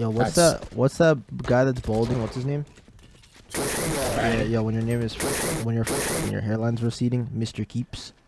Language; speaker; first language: English; native; English